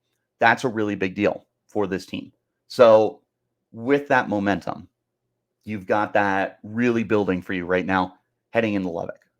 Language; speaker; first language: English; native; English